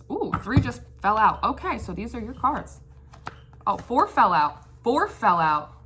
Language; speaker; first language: English; native; English